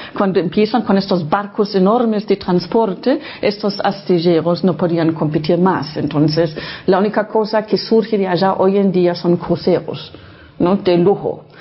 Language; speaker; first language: Spanish; non-native, fluent; Low German